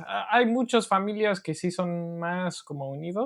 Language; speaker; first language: Spanish; non-native, learner; English